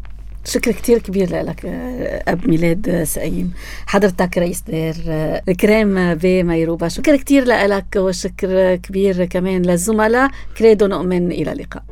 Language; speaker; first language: Arabic; native; Arabic